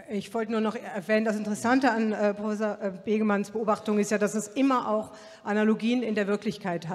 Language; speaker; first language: German; native; German